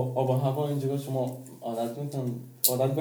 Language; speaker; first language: German; non-native, learner; Persian